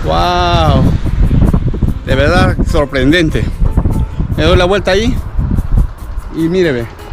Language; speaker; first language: Spanish; native; Spanish